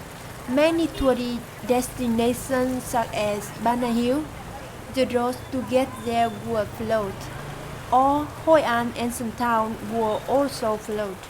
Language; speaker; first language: English; non-native, learner; Vietnamese